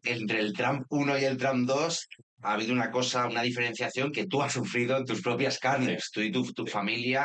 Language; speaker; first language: Spanish; native; Spanish